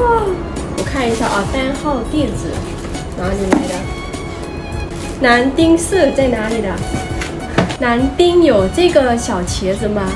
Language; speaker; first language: Chinese; non-native, fluent; Lao